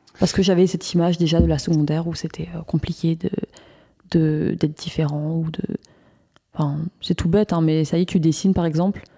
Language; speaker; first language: French; native; French